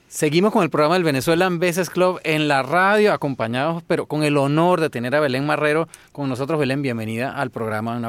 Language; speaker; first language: Spanish; native; Spanish